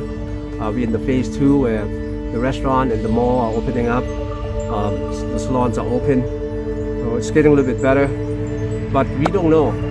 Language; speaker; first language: English; non-native, fluent; Lao